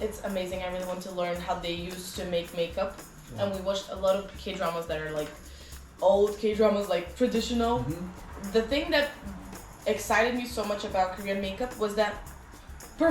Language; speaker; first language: English; non-native, fluent; Bulgarian